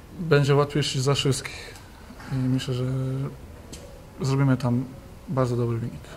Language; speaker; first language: Polish; non-native, learner; Serbian